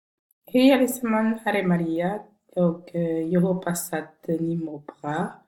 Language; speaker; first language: Swedish; non-native, fluent; French